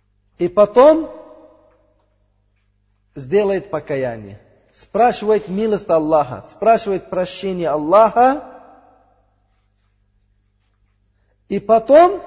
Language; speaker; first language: Russian; non-native, learner; Uzbek